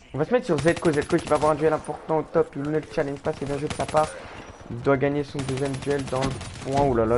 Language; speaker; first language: French; native; French